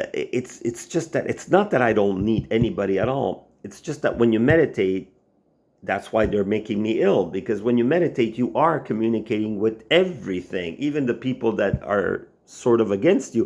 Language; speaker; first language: English; non-native, local second language; French